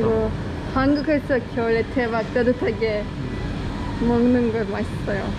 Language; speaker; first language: Korean; non-native, learner; Turkish